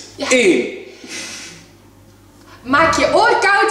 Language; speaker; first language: Dutch; native; Dutch